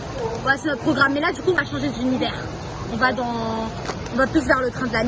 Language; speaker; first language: French; native; French